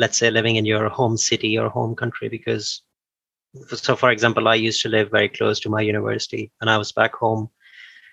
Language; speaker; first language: English; non-native, local second language; Urdu